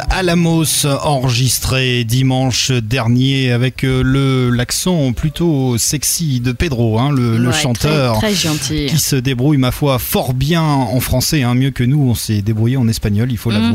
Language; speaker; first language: French; native; French